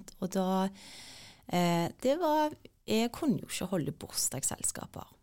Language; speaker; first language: Norwegian; early bilingual, other home language; Turkish